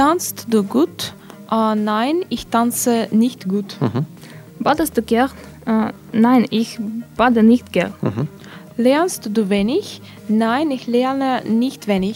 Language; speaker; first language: German; non-native, learner; Russian